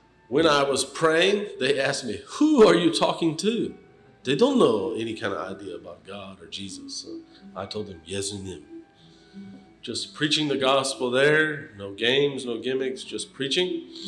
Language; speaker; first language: English; native; English